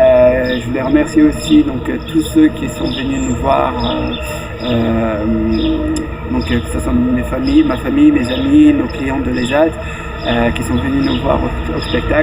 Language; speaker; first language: French; native; French